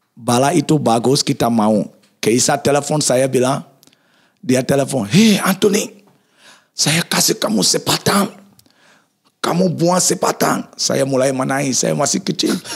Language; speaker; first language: Indonesian; non-native, fluent; English